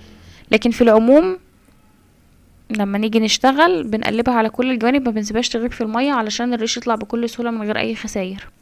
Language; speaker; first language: Arabic; native; Arabic